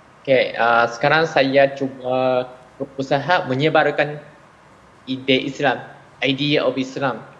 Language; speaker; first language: Malay; non-native, fluent; Japanese